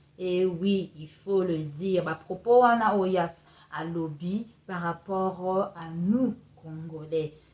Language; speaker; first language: French; non-native, local second language; Lingala